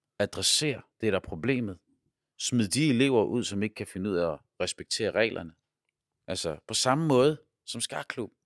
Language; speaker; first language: Danish; early bilingual, other home language; Arabic